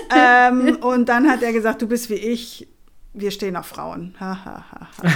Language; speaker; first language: German; non-native, fluent; Spanish